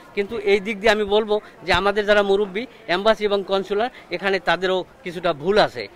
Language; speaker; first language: Bangla; native; Bangla